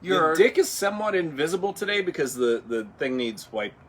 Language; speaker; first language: English; native; English